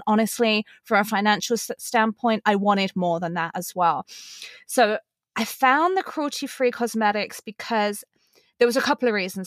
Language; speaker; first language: English; native; English